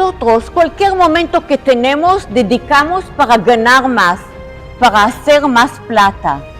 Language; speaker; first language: Spanish; non-native, fluent; Hebrew